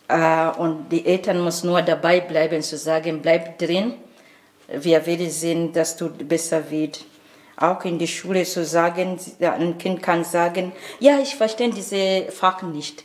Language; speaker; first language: German; non-native, learner; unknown